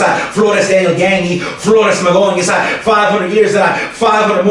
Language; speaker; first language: English; native; English